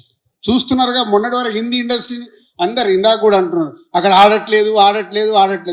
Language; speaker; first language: Telugu; native; Telugu